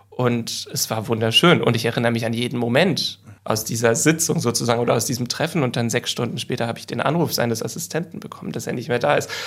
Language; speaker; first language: German; native; German